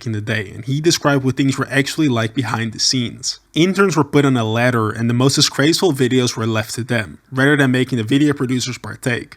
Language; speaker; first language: English; native; English